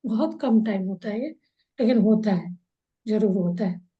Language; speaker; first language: Hindi; non-native, local second language; Kannada